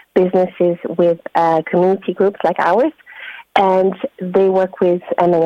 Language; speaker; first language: English; non-native, fluent; French